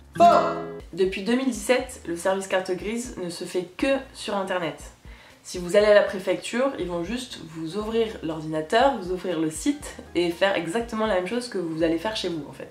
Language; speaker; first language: French; native; French